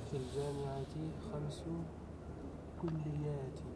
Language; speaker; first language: Arabic; non-native, learner; French